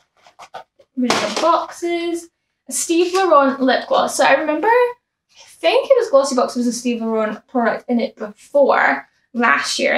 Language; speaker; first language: English; native; English